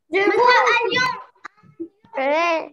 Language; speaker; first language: French; non-native, local second language; Arabic